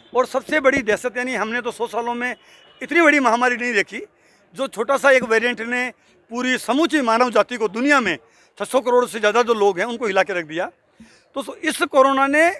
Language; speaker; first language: Hindi; native; Hindi